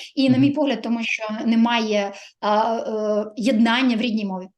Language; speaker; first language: Ukrainian; non-native, local second language; Russian